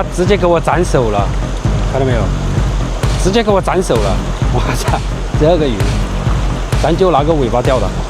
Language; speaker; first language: Chinese; native; Chinese